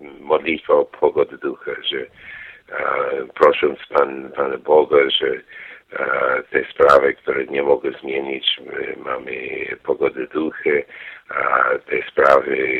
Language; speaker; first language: Polish; non-native, learner; English